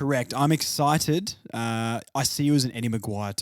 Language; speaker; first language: English; native; English